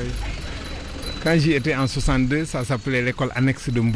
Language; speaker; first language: French; native; French